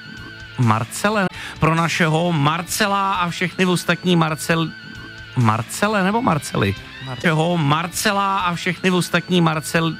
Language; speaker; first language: Czech; native; Czech